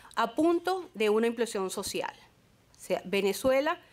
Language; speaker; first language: Spanish; native; Spanish